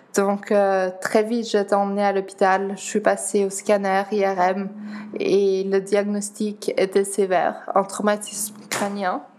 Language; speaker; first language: French; non-native, fluent; Dutch